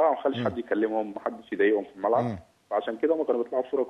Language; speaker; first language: Arabic; native; Arabic